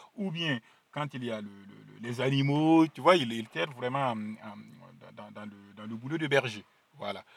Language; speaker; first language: French; non-native, local second language; Mossi